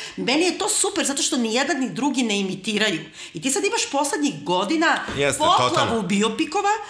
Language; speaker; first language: Serbian; native; Serbian